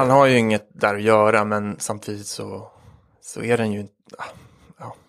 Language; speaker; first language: Swedish; native; Swedish